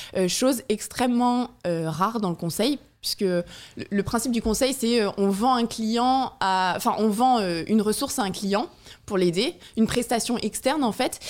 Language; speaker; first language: French; native; French